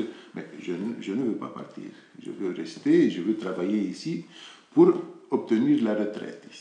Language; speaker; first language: French; non-native, fluent; Romanian